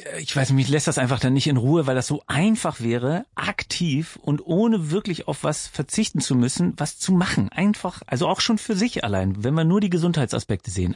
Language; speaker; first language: German; native; German